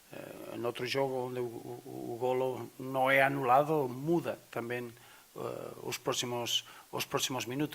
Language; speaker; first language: Portuguese; non-native, fluent; Spanish